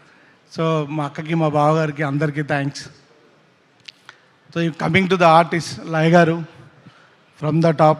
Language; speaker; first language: Telugu; native; Telugu